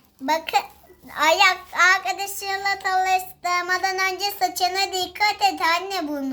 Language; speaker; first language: Turkish; native; Turkish